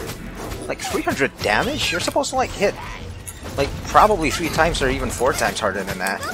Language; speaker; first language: English; native; English